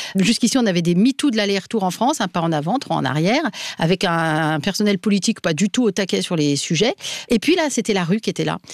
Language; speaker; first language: French; native; French